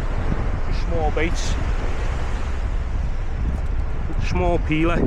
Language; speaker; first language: English; native; English